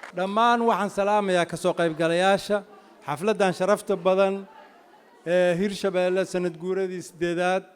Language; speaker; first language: Somali; native; Somali